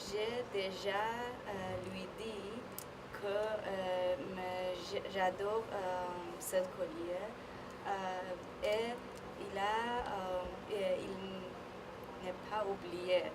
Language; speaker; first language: French; non-native, learner; Persian